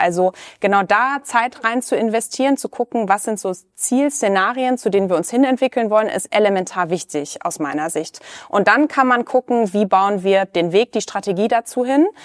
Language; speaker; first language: German; native; German